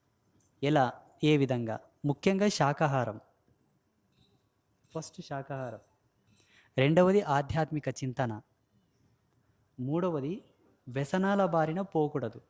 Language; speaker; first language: Telugu; native; Telugu